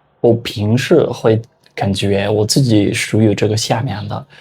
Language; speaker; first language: Chinese; non-native, fluent; Spanish